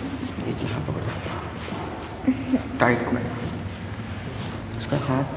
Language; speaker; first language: Hindi; native; Hindi